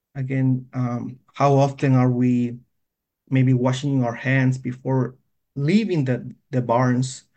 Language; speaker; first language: English; non-native, fluent; Spanish